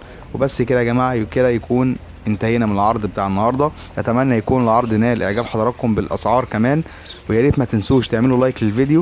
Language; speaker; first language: Arabic; native; Arabic